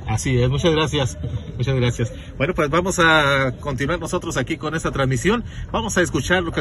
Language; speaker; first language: Spanish; native; Spanish